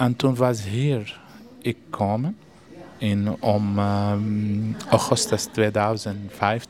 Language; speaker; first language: Dutch; non-native, learner; Arabic